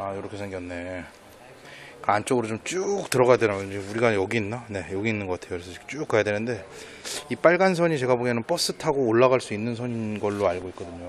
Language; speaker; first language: Korean; native; Korean